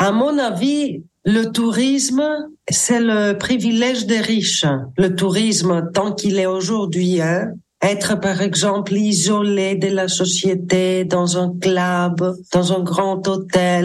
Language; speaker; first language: French; non-native, fluent; Greek